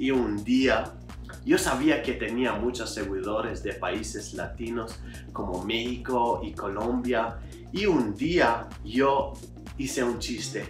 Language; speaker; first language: Spanish; non-native, learner; Albanian